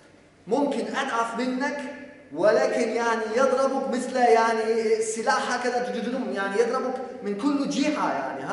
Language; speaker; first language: Arabic; non-native, fluent; Polish